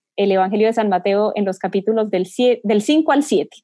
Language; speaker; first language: Spanish; native; Spanish